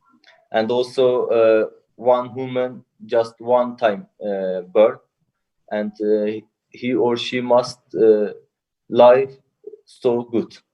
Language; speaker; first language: English; non-native, learner; Turkish